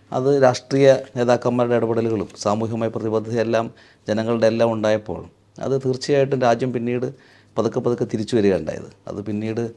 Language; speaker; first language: Malayalam; native; Malayalam